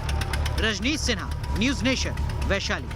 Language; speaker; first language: Hindi; native; Hindi